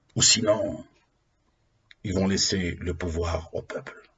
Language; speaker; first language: French; non-native, local second language; Arabic